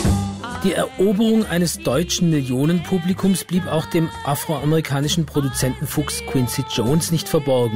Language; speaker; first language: German; native; German